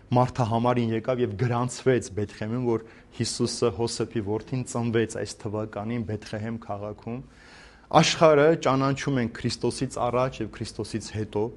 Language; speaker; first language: Armenian; native; Armenian